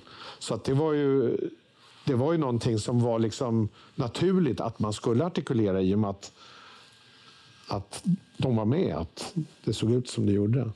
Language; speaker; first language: Swedish; native; Swedish